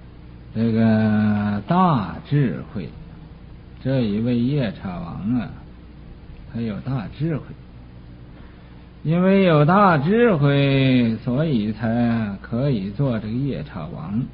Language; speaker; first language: Chinese; native; Chinese